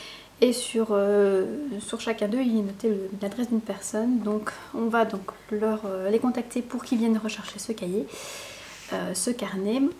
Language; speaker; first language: French; native; French